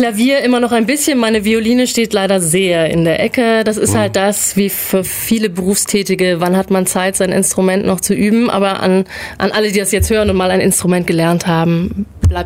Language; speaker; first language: German; native; German